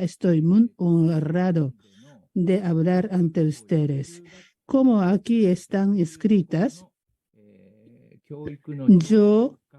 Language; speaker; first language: Spanish; non-native, learner; Japanese